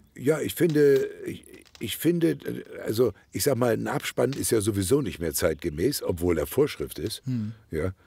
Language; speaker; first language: German; native; German